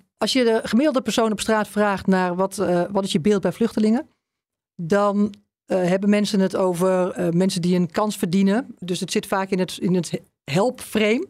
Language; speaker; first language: Dutch; native; Dutch